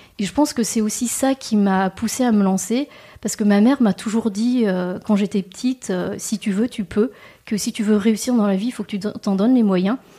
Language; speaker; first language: French; native; French